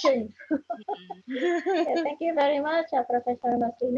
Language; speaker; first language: English; non-native, fluent; Indonesian